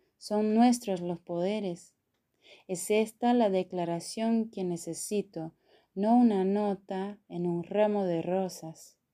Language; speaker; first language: Spanish; non-native, fluent; Portuguese